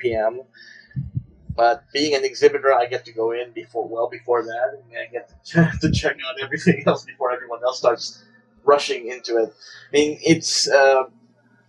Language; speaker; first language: English; non-native, local second language; Filipino